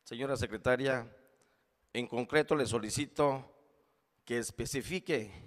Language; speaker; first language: Spanish; native; Spanish